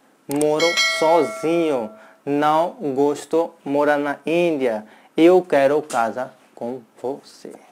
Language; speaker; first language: Portuguese; non-native, learner; Hindi